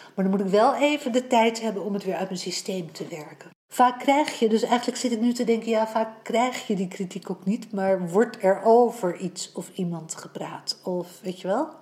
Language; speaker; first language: Dutch; native; Dutch